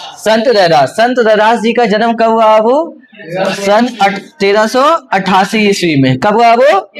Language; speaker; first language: Hindi; native; Hindi